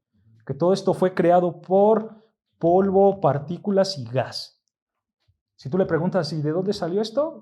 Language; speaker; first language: Spanish; native; Spanish